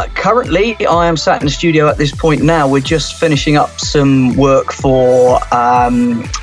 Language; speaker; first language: English; native; English